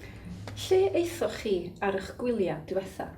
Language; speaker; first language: Welsh; native; Welsh